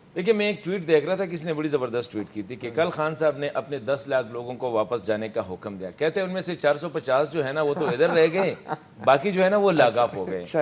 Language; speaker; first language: Urdu; non-native, local second language; Pashto